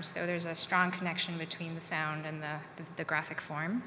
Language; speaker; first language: English; native; English